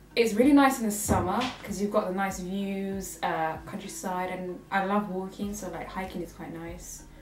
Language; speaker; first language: English; native; English